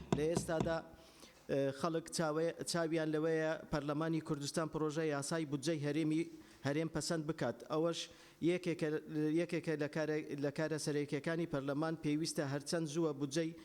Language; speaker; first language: Central Kurdish; non-native, local second language; Turkish